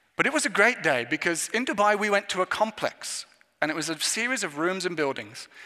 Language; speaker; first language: English; native; English